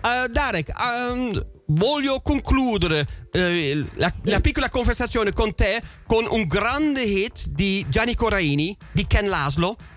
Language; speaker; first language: Italian; non-native, fluent; Dutch